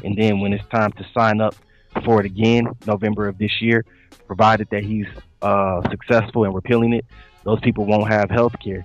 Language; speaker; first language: English; native; English